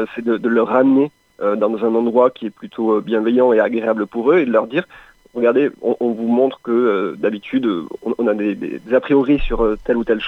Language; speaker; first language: French; native; French